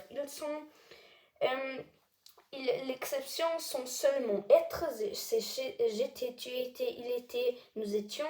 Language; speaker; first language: French; non-native, learner; German